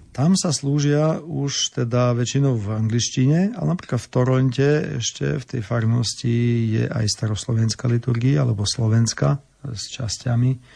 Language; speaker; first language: Slovak; native; Slovak